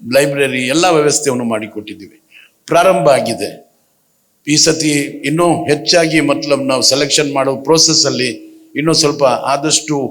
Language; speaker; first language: Kannada; non-native, local second language; Urdu